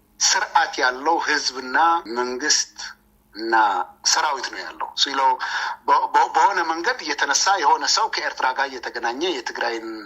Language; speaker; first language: Amharic; non-native, local second language; Tigrinya